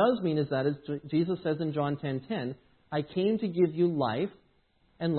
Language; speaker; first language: English; native; English